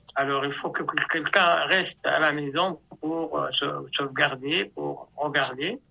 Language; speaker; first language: French; non-native, fluent; Arabic